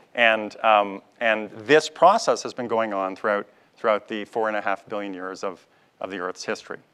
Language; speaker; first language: English; native; English